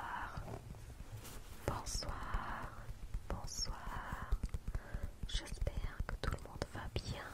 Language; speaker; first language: French; non-native, fluent; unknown